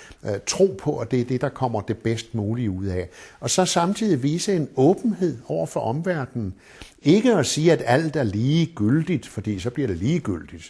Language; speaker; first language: Danish; native; Danish